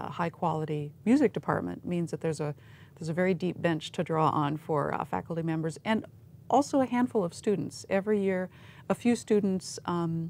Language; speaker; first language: English; native; English